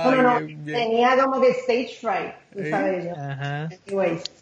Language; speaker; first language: Spanish; native; Spanish